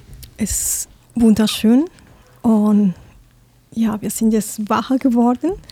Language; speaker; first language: German; non-native, fluent; Spanish